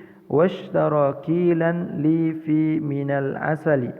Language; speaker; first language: Arabic; non-native, fluent; Indonesian